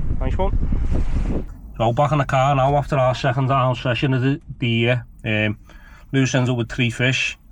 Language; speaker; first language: English; native; English